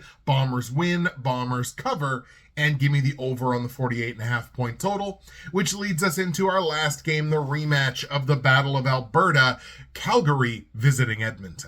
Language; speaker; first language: English; native; English